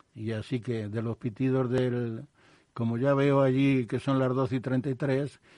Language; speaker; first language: Spanish; native; Spanish